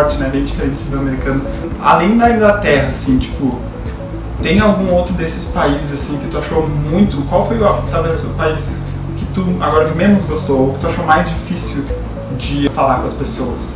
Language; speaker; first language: Portuguese; native; Portuguese